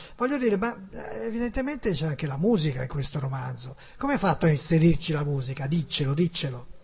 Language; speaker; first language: Italian; native; Italian